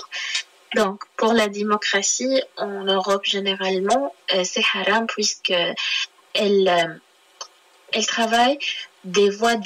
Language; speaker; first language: French; non-native, learner; Arabic